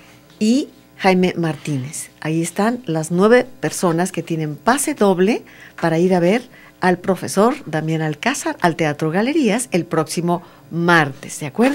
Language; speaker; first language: Spanish; native; Spanish